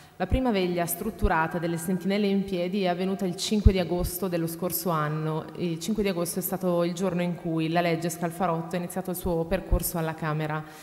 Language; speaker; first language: Italian; native; Italian